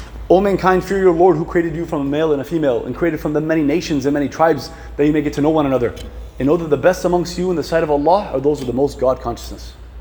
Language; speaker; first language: English; native; English